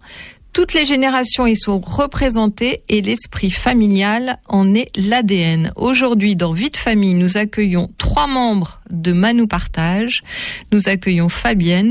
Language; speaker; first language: French; native; French